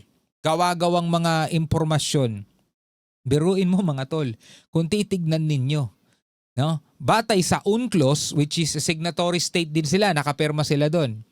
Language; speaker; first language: Filipino; native; Filipino